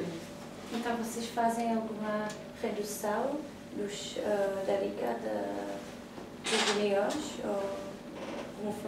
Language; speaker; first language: Portuguese; non-native, fluent; Czech